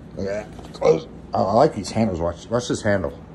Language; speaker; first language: English; native; English